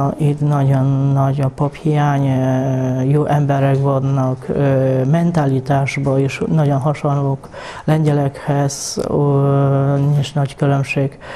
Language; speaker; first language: Hungarian; non-native, fluent; Polish